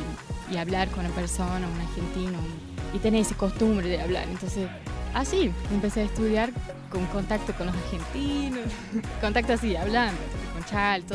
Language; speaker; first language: Spanish; non-native, fluent; Portuguese